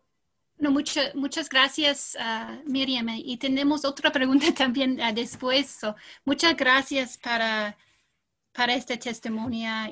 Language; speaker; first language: Spanish; non-native, fluent; English